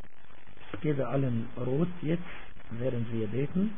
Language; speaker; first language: German; non-native, fluent; Arabic